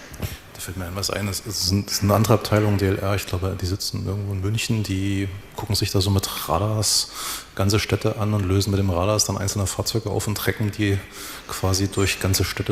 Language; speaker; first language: German; native; German